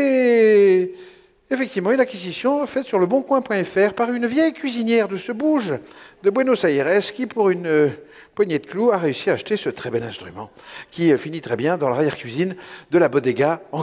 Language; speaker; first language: French; native; French